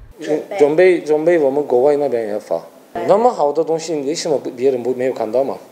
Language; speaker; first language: Chinese; non-native, fluent; Turkish